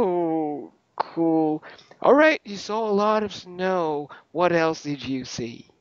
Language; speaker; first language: English; non-native, fluent; Russian